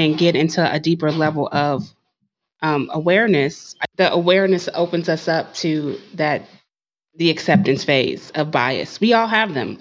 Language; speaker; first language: English; native; English